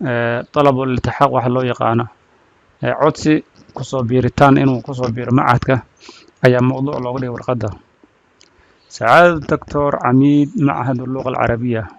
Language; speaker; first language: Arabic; non-native, fluent; Somali